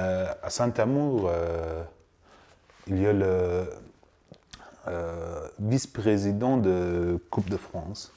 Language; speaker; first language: French; non-native, learner; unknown